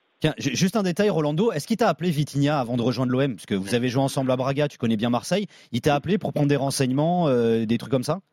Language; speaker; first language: French; native; French